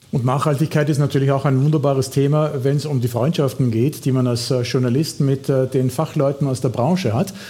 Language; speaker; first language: German; native; German